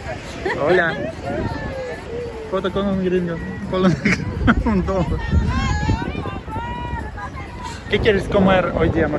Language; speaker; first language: Spanish; non-native, learner; Russian